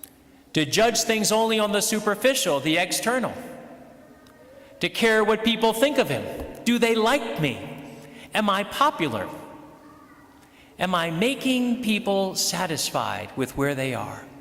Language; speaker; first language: English; native; English